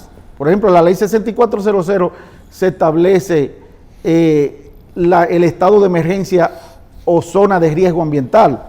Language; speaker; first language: Spanish; native; Spanish